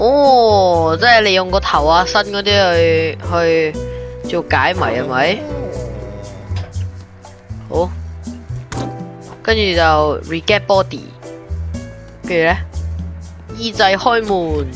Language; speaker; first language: Chinese; native; Chinese